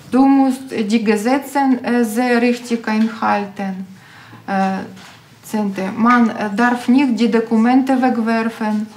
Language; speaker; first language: German; non-native, learner; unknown